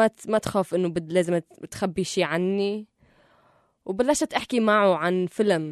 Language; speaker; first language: Arabic; native; Arabic